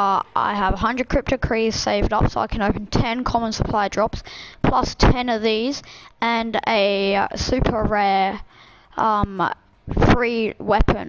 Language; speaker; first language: English; native; English